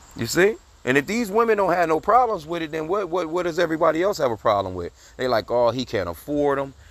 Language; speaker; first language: English; native; English